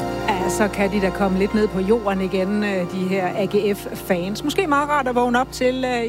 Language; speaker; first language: Danish; native; Danish